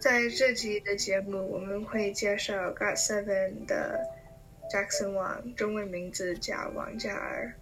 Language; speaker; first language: Chinese; non-native, learner; English